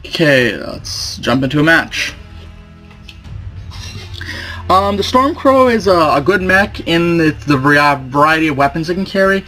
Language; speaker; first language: English; native; English